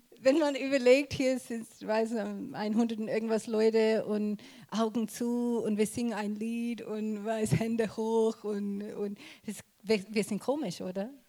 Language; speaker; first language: German; non-native, fluent; English